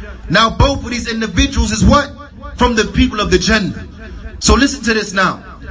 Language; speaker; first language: English; native; English